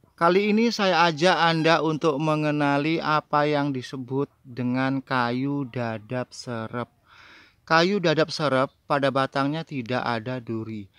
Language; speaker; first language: Indonesian; native; Indonesian